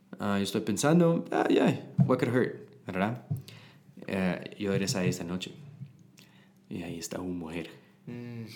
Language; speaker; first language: Spanish; non-native, learner; English